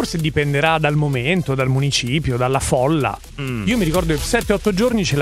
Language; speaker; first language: Italian; native; Italian